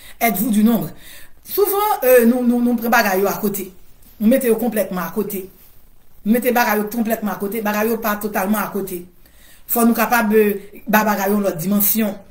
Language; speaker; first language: French; non-native, local second language; Haitian Creole